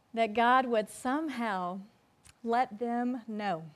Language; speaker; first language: English; native; English